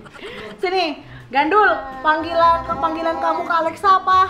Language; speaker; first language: Indonesian; native; Indonesian